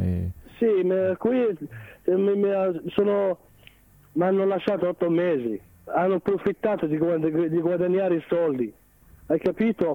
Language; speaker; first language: Italian; non-native, learner; Arabic